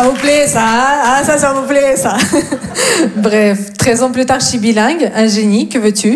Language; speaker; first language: French; non-native, fluent; Russian